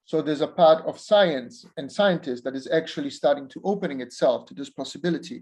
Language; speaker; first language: English; non-native, fluent; Italian